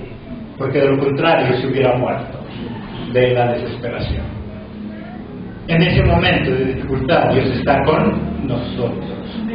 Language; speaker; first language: Spanish; native; Spanish